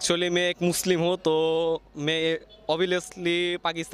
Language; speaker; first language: Hindi; non-native, learner; Bangla